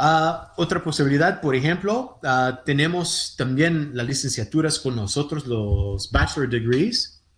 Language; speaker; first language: Spanish; non-native, fluent; Portuguese